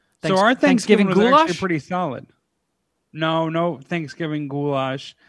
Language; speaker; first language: English; native; English